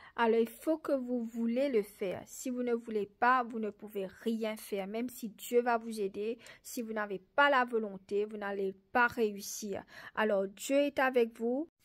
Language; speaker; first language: French; non-native, local second language; Morisyen